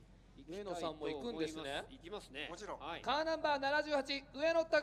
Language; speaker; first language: Japanese; native; Japanese